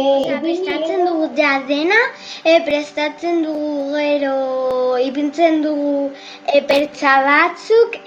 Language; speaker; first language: Basque; non-native, local second language; Spanish